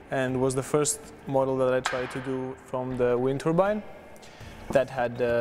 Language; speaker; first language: English; non-native, fluent; Greek